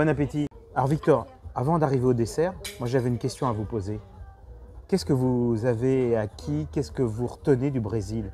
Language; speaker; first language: French; native; French